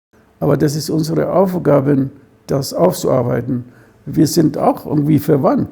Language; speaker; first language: German; non-native, fluent; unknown